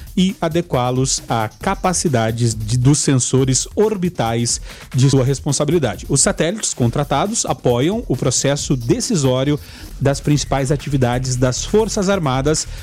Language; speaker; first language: Portuguese; native; Portuguese